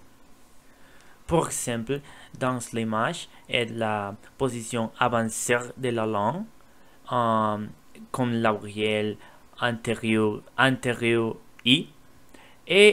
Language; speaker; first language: French; non-native, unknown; Spanish